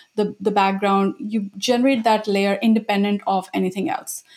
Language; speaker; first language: English; non-native, local second language; Hindi